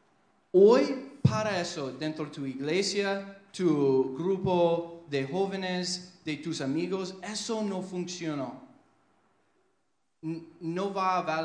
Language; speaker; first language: Spanish; non-native, fluent; English